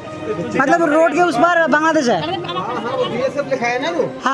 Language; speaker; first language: Hindi; non-native, local second language; Bangla